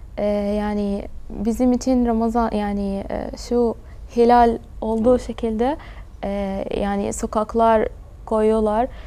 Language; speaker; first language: Turkish; early bilingual, other home language; Arabic